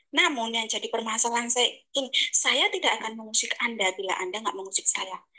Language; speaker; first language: Indonesian; native; Indonesian